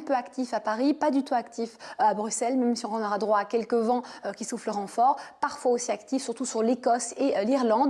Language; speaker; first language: French; native; French